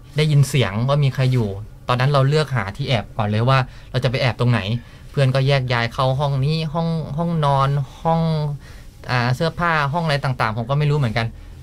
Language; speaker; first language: Thai; native; Thai